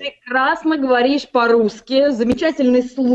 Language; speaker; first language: Russian; native; Russian